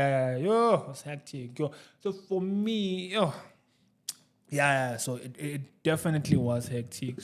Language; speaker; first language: English; non-native, local second language; Zulu